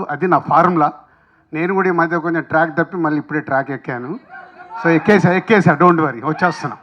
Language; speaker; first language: Telugu; native; Telugu